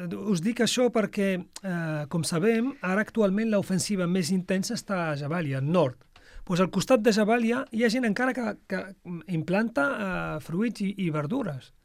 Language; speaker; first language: Catalan; non-native, fluent; Arabic